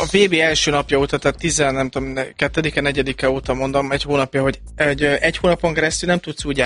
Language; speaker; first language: Hungarian; native; Hungarian